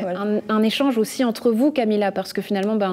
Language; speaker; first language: French; native; French